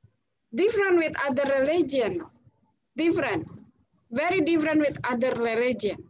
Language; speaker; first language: English; non-native, fluent; Indonesian